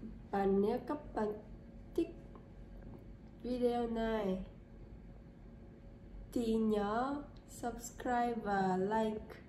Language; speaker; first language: Vietnamese; non-native, learner; Japanese